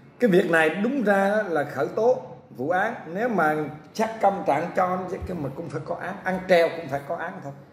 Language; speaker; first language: Vietnamese; native; Vietnamese